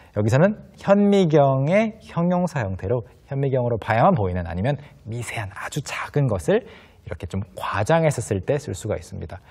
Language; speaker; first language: Korean; native; Korean